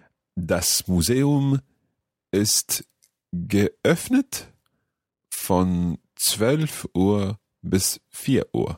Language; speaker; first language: German; non-native, learner; English